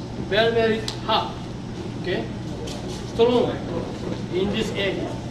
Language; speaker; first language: English; non-native, learner; Japanese